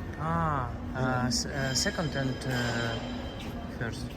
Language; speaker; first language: English; non-native, learner; Ukrainian